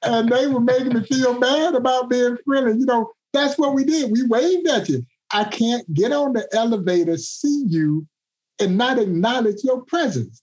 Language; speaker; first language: English; native; English